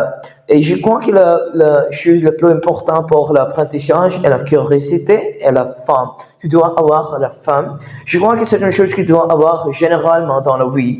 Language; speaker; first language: French; non-native, learner; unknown